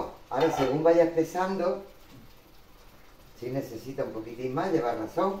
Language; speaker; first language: Spanish; native; Spanish